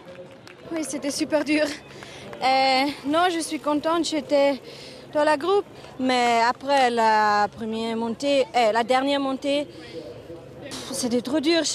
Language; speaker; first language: French; non-native, local second language; German